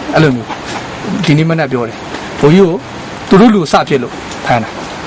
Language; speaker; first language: Burmese; non-native, local second language; Karen languages